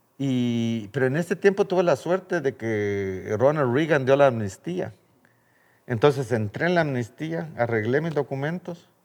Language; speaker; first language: Spanish; native; Spanish